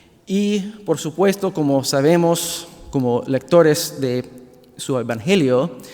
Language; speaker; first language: Spanish; non-native, fluent; English